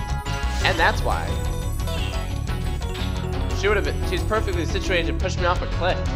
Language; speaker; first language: English; native; English